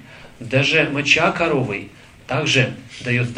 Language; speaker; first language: Russian; native; Russian